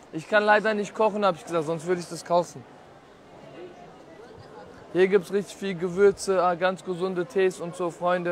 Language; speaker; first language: German; non-native, fluent; Turkish